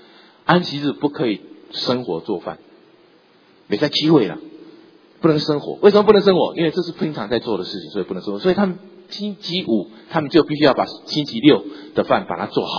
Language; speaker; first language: Chinese; native; Chinese